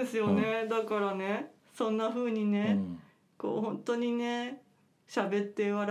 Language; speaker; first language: Japanese; native; Japanese